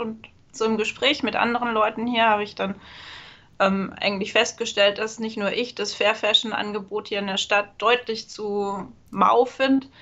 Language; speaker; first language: German; native; German